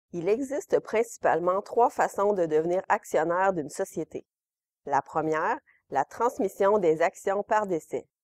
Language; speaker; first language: French; native; French